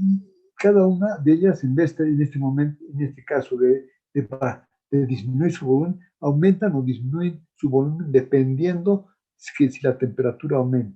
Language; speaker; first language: Spanish; native; Spanish